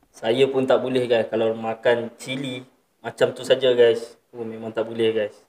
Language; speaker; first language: Malay; native; Malay